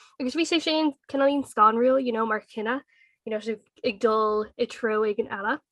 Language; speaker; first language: Irish; non-native, local second language; English